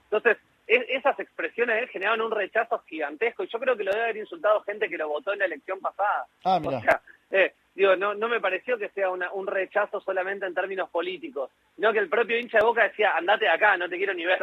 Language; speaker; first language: Spanish; native; Spanish